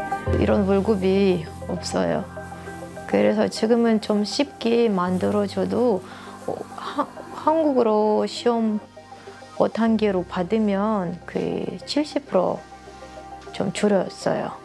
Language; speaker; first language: Korean; early bilingual, heritage; Russian